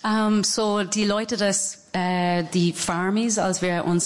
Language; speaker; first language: German; non-native, fluent; English